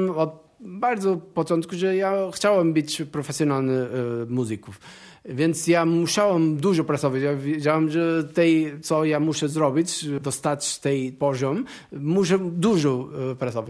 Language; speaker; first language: Polish; non-native, learner; Portuguese